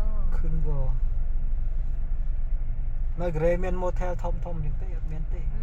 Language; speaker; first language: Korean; non-native, learner; Khmer